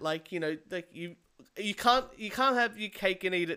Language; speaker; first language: English; native; English